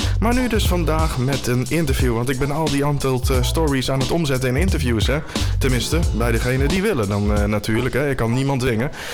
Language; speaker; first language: Dutch; native; Dutch